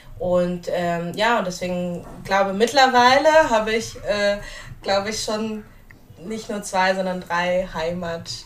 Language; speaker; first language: German; early bilingual, other home language; Russian